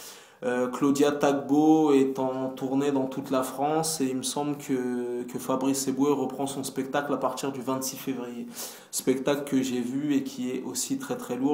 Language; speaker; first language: French; native; French